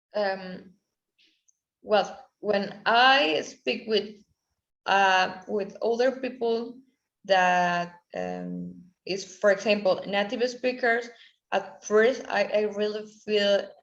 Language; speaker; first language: English; non-native, learner; Spanish